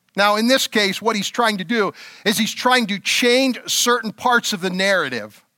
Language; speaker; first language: English; native; English